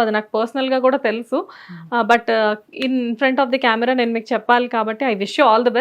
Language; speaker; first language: Telugu; native; Telugu